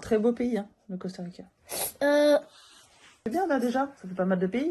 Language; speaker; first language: French; native; French